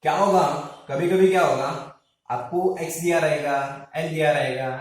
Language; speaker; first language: Hindi; non-native, local second language; Marathi